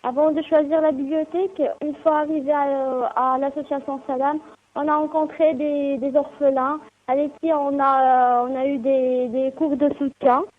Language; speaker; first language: French; non-native, local second language; Arabic